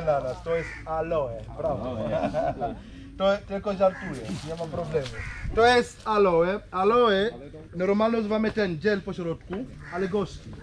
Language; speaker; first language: Polish; non-native, learner; Swahili